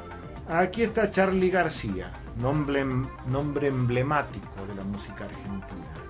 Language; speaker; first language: Spanish; native; Spanish